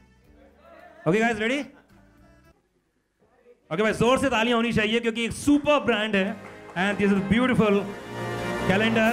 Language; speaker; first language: Hindi; native; Hindi